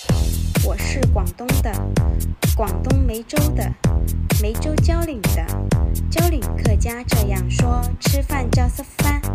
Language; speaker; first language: Chinese; non-native, local second language; Hakka Chinese